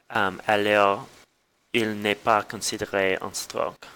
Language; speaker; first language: French; non-native, learner; English